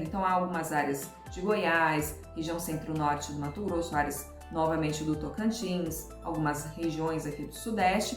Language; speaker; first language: Portuguese; native; Portuguese